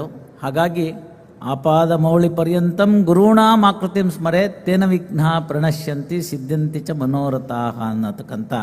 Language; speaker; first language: Kannada; native; Kannada